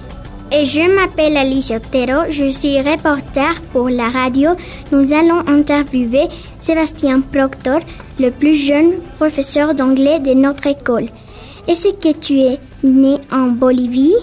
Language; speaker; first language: French; non-native, learner; Spanish